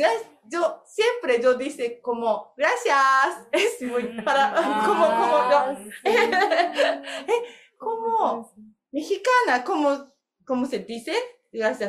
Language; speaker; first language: Spanish; non-native, learner; Korean